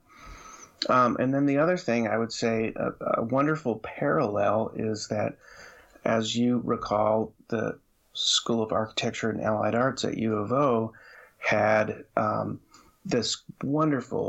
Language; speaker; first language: English; native; English